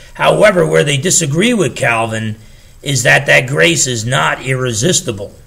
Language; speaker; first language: English; native; English